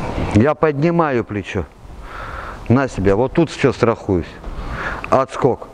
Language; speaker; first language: Russian; native; Russian